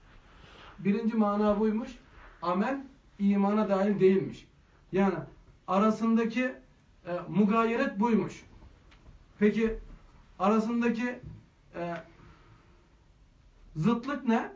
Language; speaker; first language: Turkish; native; Turkish